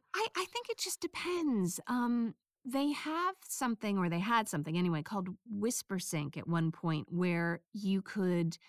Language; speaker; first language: English; native; English